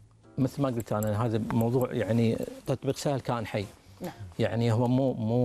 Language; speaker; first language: Arabic; native; Arabic